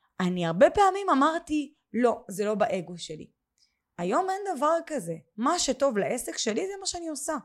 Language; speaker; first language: Hebrew; native; Hebrew